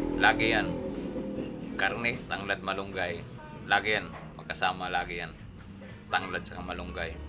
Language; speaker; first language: Filipino; non-native, local second language; Cebuano